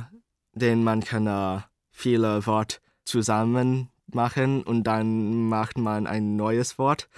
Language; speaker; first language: German; non-native, learner; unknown